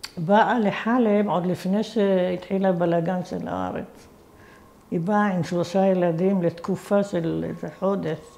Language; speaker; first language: Hebrew; early bilingual, other home language; Arabic